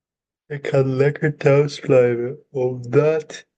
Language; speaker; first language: Dutch; non-native, learner; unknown